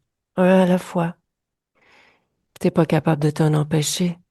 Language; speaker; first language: French; native; French